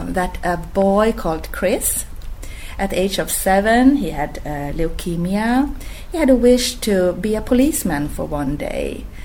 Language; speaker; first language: English; non-native, fluent; Swedish